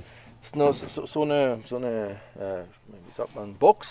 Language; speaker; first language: German; native; German